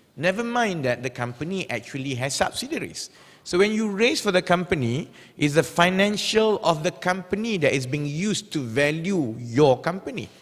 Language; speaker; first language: English; non-native, local second language; Malay